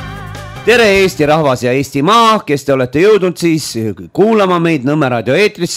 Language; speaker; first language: Estonian; native; Estonian